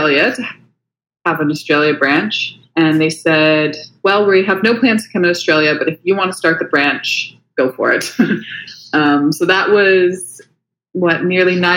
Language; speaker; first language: English; native; English